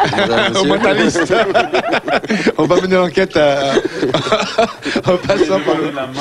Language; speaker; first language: French; native; French